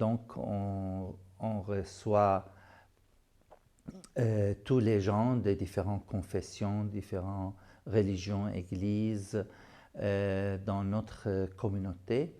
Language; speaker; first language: French; non-native, fluent; Arabic